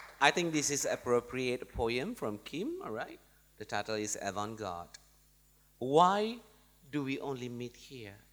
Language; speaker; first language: English; non-native, local second language; Malay